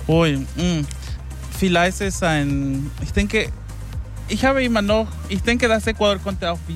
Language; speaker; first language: German; non-native, learner; Spanish